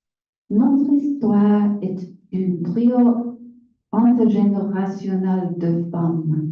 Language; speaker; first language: French; non-native, learner; English